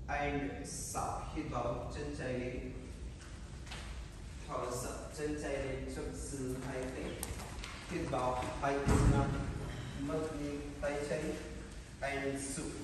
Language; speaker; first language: Vietnamese; non-native, learner; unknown